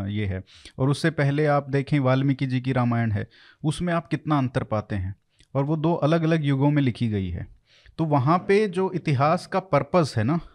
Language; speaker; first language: Hindi; native; Hindi